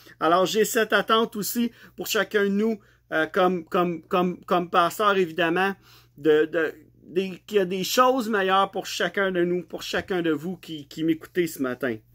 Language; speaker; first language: French; native; French